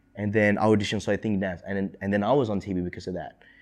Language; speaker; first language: English; early bilingual, other home language; Indonesian